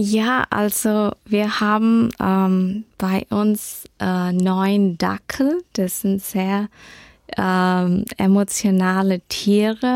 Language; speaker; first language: German; early bilingual, heritage; German